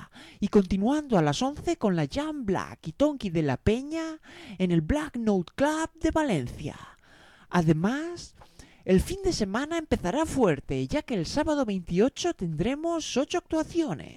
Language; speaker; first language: Spanish; native; Spanish